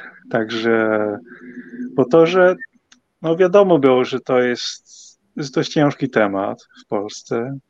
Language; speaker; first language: Polish; non-native, fluent; Dutch